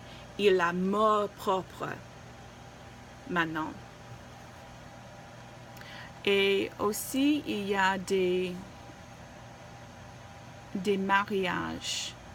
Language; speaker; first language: French; non-native, learner; English